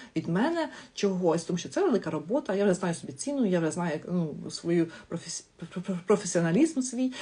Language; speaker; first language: Ukrainian; non-native, local second language; Russian